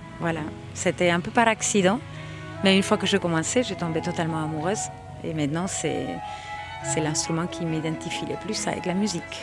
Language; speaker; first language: French; non-native, fluent; Spanish